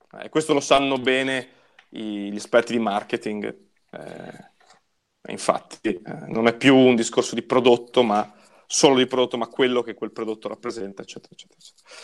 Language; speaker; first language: Italian; native; Italian